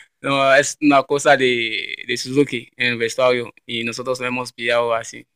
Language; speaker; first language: Spanish; non-native, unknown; French